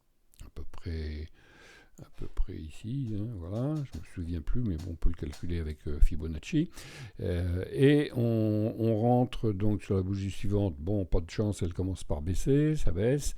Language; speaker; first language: French; native; French